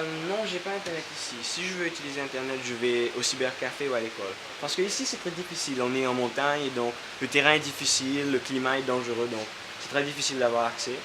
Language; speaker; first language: French; non-native, local second language; Seselwa Creole French